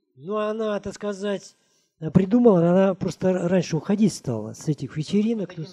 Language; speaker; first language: Russian; native; Russian